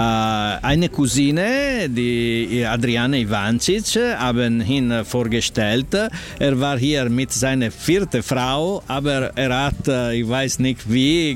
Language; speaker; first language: German; non-native, learner; Italian